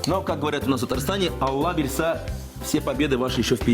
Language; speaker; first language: Russian; native; Russian